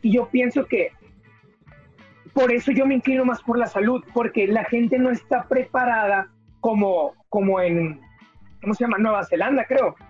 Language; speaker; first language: Spanish; native; Spanish